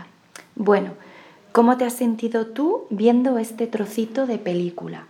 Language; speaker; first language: Spanish; native; Spanish